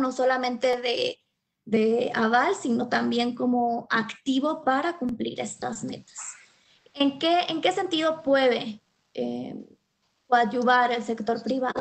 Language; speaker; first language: Spanish; native; Spanish